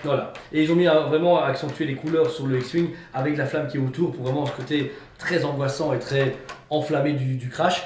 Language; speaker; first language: French; native; French